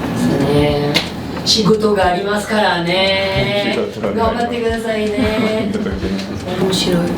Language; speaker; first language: Japanese; non-native, learner; French